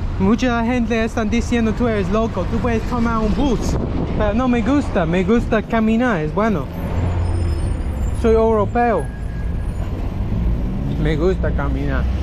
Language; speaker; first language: Spanish; non-native, learner; English